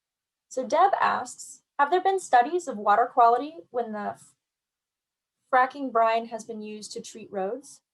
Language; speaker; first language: English; native; English